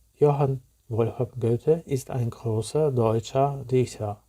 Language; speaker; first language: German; non-native, learner; Ukrainian